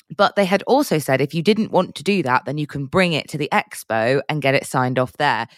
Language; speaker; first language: English; native; English